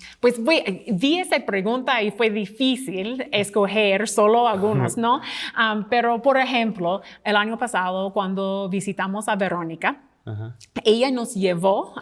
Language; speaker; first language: Spanish; non-native, fluent; English